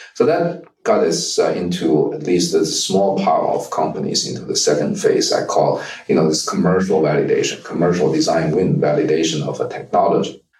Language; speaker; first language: English; non-native, fluent; Chinese